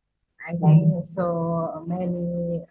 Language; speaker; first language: English; non-native, fluent; Indonesian